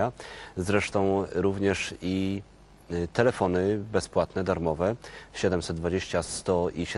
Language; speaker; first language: Polish; native; Polish